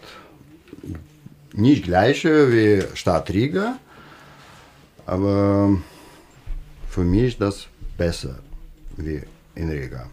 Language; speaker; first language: German; non-native, learner; Russian